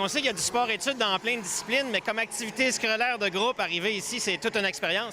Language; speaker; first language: French; native; French